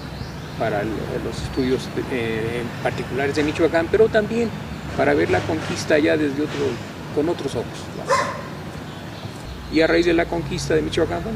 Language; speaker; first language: Spanish; native; Spanish